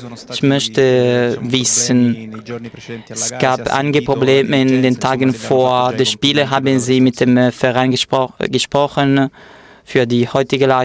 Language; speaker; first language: German; non-native, fluent; Italian